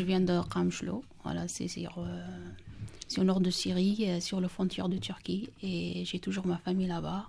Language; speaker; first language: French; non-native, learner; Kurdish